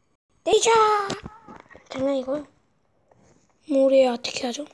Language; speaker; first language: Korean; native; Korean